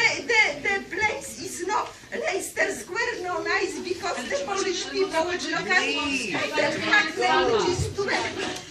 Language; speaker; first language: English; non-native, learner; Polish